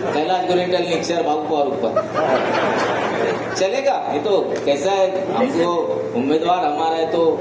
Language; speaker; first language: Hindi; non-native, local second language; Marathi